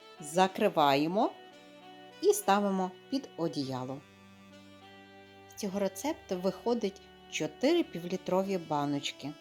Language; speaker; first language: Ukrainian; native; Ukrainian